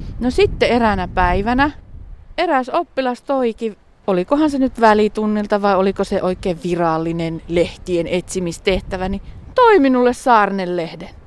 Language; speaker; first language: Finnish; native; Finnish